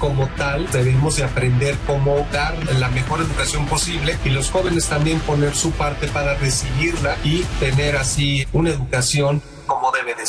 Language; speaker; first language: Spanish; native; Spanish